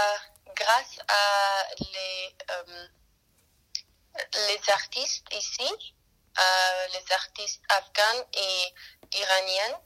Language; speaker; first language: French; non-native, learner; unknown